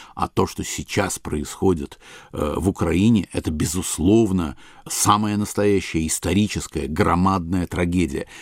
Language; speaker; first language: Russian; native; Russian